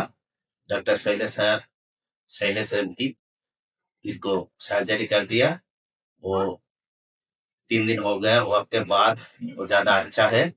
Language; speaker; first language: Hindi; non-native, local second language; Bangla